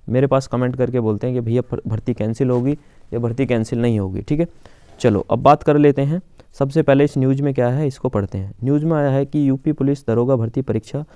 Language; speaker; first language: Hindi; native; Hindi